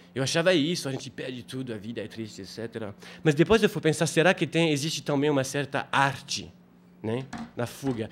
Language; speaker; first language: Portuguese; non-native, fluent; French